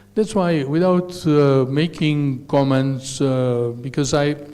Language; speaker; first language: English; non-native, fluent; Romanian